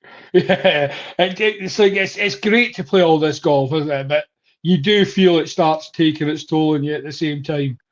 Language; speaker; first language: English; native; English